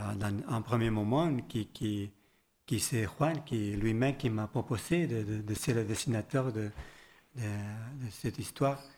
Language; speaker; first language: French; non-native, learner; Spanish